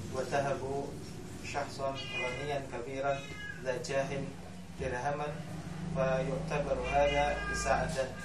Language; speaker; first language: Arabic; non-native, fluent; Indonesian